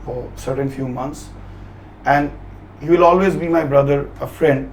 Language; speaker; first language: English; non-native, local second language; Bangla